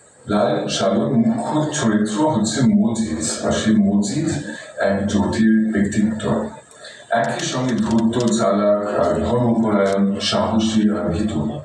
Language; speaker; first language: Bangla; non-native, fluent; German